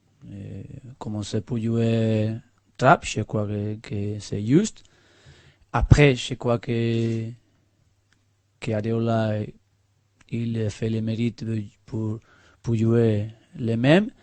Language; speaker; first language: French; non-native, learner; Spanish